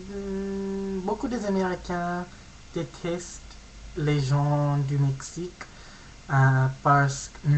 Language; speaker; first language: French; non-native, learner; English